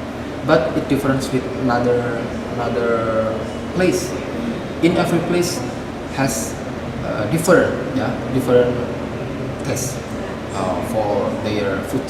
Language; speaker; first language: English; non-native, fluent; Indonesian